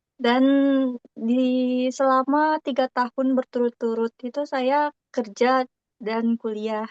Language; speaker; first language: Indonesian; native; Indonesian